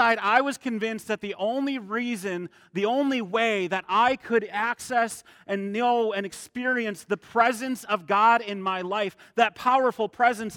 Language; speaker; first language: English; native; English